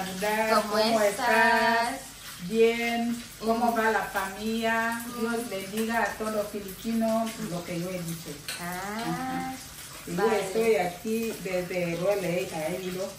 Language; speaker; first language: Spanish; non-native, learner; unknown